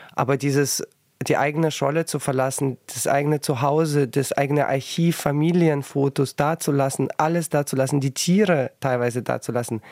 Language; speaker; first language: German; early bilingual, other home language; Russian